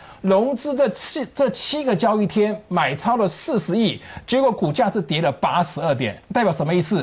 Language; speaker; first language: Chinese; native; Chinese